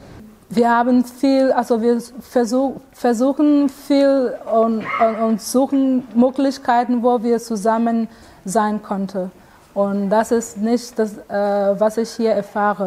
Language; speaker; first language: German; non-native, fluent; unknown